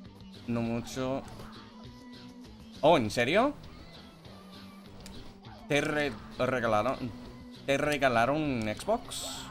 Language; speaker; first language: Spanish; non-native, fluent; English